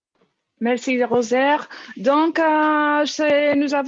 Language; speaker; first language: French; non-native, learner; English